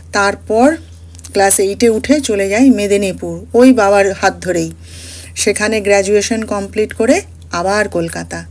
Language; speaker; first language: Bangla; early bilingual, other home language; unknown